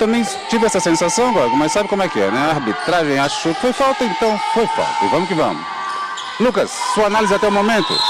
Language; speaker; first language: Portuguese; native; Portuguese